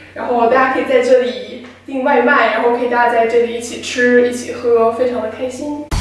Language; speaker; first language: German; non-native, learner; Chinese